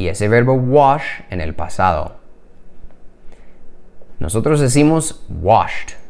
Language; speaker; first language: Spanish; non-native, fluent; English